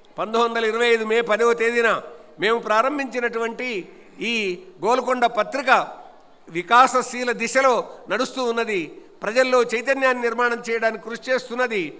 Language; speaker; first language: Telugu; native; Telugu